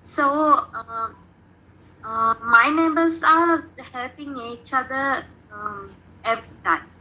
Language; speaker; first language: English; non-native, learner; Sinhala